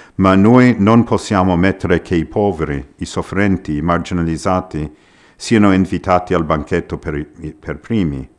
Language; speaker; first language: Italian; non-native, fluent; English